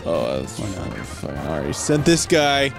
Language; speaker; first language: English; native; English